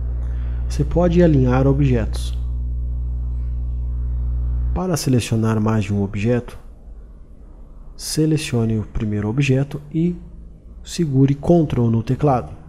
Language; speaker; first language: Portuguese; native; Portuguese